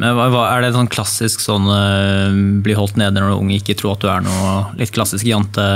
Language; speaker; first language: Norwegian; native; Norwegian